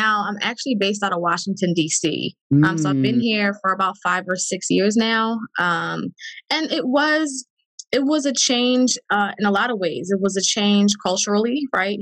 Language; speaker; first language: English; native; English